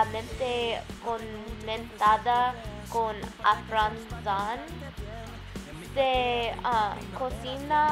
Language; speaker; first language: Spanish; non-native, learner; English